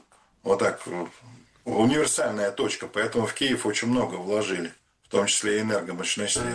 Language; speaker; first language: Russian; native; Russian